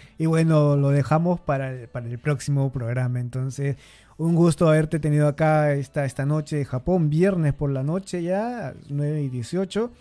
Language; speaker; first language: Spanish; native; Spanish